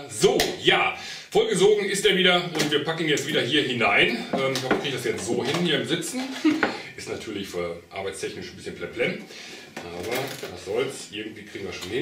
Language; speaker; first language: German; native; German